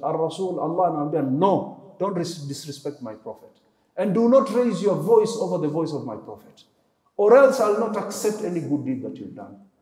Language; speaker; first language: English; non-native, local second language; Swahili